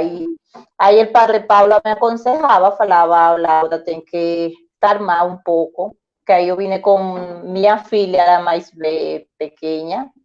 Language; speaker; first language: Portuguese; non-native, learner; Spanish